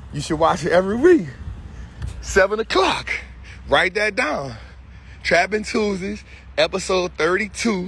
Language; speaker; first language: English; native; English